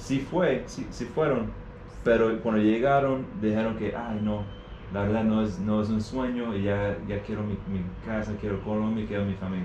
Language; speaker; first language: Spanish; non-native, learner; English